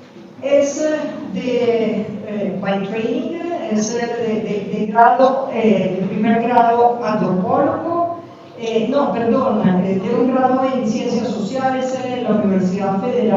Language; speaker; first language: Spanish; native; Spanish